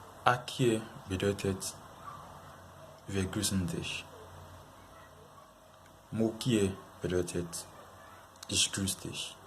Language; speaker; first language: German; non-native, fluent; Yoruba